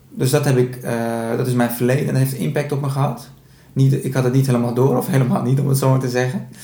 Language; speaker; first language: Dutch; early bilingual, other home language; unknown